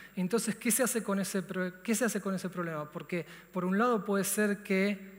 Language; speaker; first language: Spanish; native; Spanish